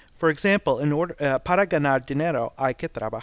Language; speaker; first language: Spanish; non-native, fluent; English